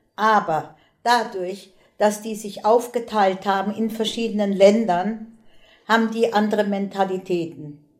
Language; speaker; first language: German; non-native, local second language; Romany